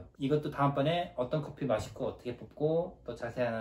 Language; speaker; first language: Korean; native; Korean